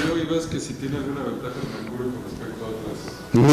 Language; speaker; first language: Spanish; native; Spanish